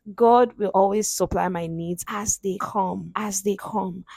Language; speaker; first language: English; non-native, local second language; Yoruba